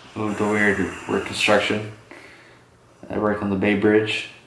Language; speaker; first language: English; native; English